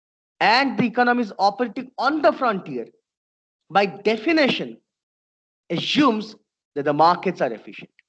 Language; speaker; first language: English; non-native, local second language; Bangla